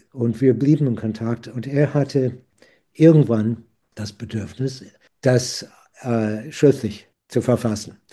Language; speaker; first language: German; non-native, fluent; English